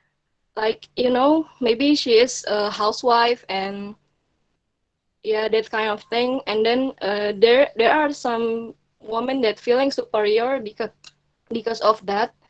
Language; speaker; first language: English; non-native, learner; Indonesian